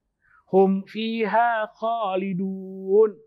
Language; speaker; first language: Arabic; non-native, fluent; Malay